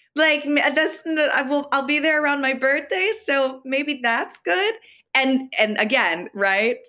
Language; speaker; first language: English; native; English